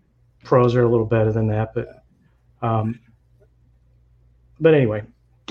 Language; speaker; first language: English; native; English